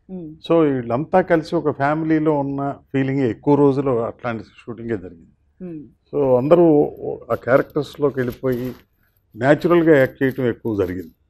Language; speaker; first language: Telugu; native; Telugu